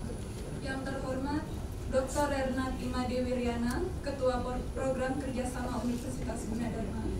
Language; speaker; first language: Indonesian; native; Indonesian